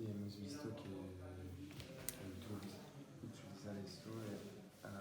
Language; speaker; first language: Spanish; non-native, learner; French